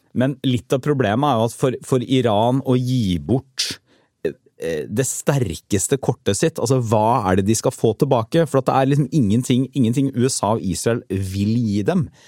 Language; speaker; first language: Norwegian; native; Norwegian